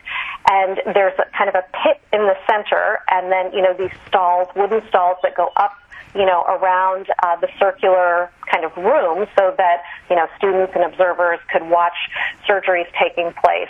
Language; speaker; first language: English; native; English